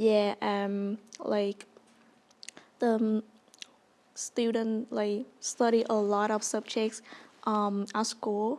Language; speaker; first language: English; non-native, learner; Vietnamese